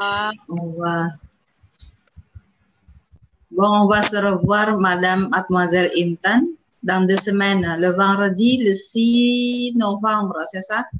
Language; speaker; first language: French; non-native, fluent; Indonesian